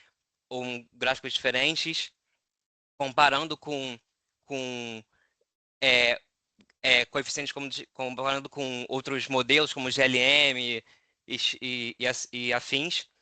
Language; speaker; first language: Portuguese; native; Portuguese